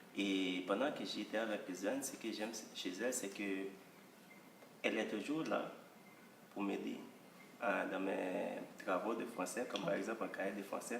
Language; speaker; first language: French; non-native, local second language; Haitian Creole